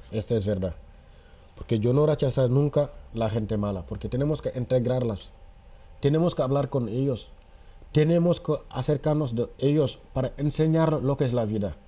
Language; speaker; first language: Spanish; non-native, fluent; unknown